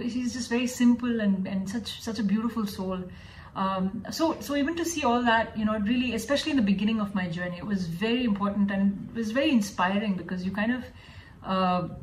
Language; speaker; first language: English; early bilingual, other home language; Tamil